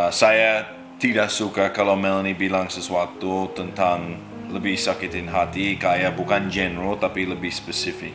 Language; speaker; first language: Indonesian; non-native, learner; English